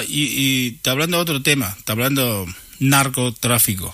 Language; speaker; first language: Spanish; non-native, learner; Chinese